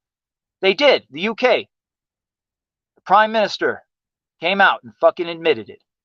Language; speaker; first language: English; native; English